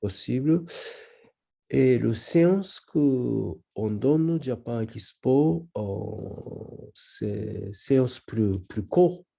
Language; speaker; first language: French; non-native, learner; Japanese